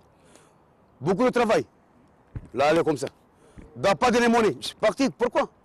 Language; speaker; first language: French; non-native, learner; Romanian